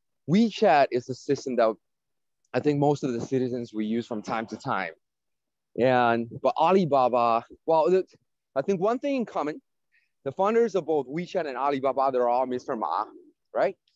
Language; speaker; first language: English; non-native, fluent; Chinese